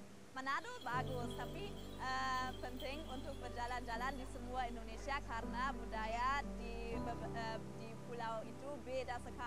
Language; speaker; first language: Indonesian; non-native, learner; German